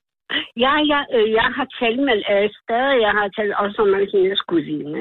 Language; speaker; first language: Danish; non-native, learner; Polish